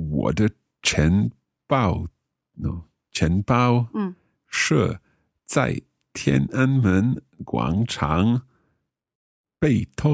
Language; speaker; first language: Chinese; non-native, learner; English